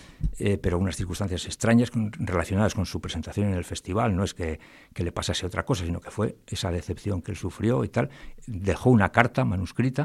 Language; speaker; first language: Spanish; native; Spanish